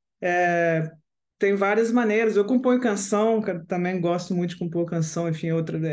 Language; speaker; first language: Portuguese; non-native, fluent; French